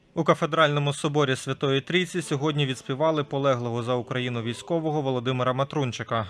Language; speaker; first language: Ukrainian; native; Ukrainian